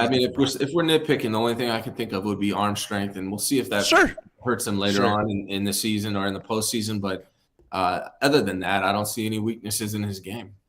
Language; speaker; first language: English; native; English